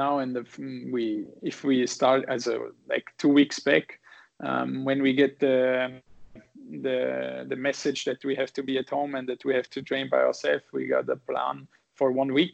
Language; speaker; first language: English; non-native, fluent; German